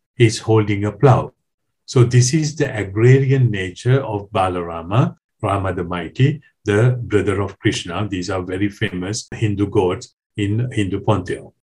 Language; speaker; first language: English; non-native, local second language; Sinhala